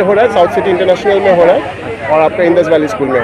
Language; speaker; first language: Hindi; non-native, local second language; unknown